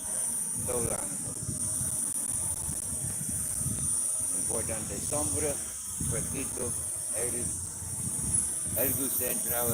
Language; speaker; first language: Spanish; non-native, learner; English